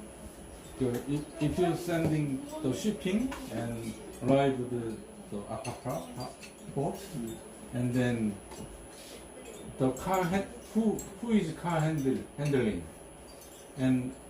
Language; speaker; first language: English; non-native, learner; Korean